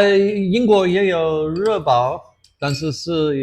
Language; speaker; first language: Chinese; non-native, fluent; English